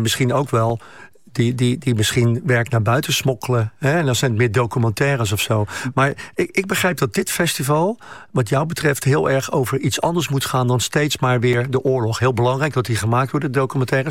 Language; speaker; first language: Dutch; native; Dutch